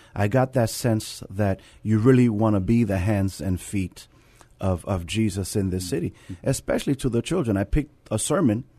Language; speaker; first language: English; native; English